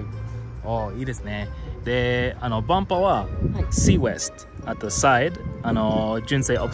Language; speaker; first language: Japanese; non-native, fluent; English